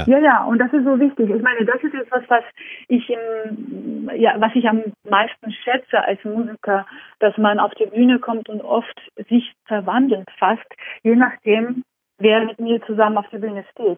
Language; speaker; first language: German; non-native, fluent; Georgian